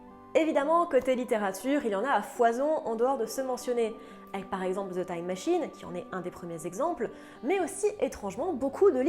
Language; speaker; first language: French; native; French